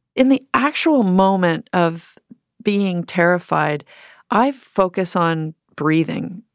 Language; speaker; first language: English; native; English